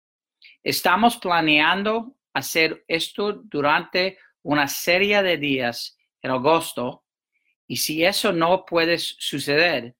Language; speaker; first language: Spanish; non-native, fluent; English